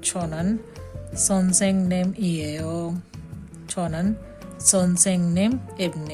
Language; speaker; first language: Korean; non-native, fluent; Hindi